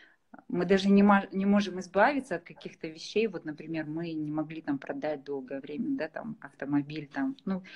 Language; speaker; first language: Russian; native; Russian